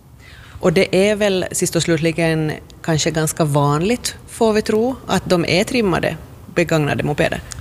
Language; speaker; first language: Swedish; native; Swedish